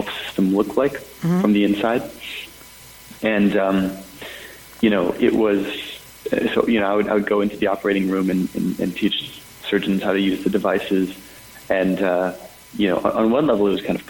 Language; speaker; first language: English; native; English